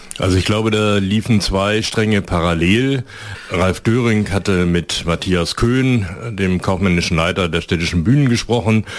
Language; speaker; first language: German; native; German